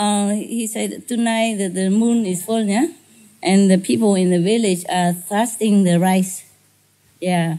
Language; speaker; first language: English; non-native, fluent; Vietnamese